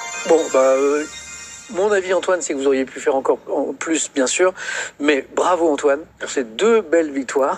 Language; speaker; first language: French; native; French